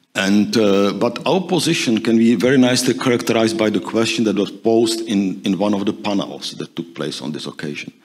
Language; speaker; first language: English; non-native, fluent; Czech